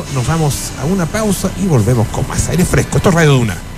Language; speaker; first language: Spanish; native; Spanish